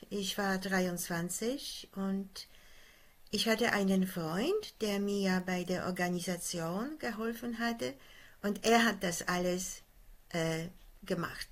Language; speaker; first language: German; non-native, fluent; Polish